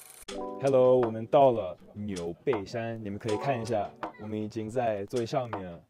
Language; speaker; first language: Chinese; non-native, fluent; English